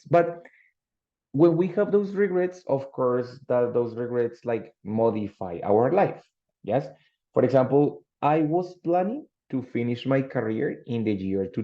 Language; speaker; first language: English; non-native, fluent; Spanish